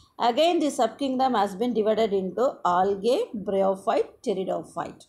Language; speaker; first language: English; non-native, local second language; Tamil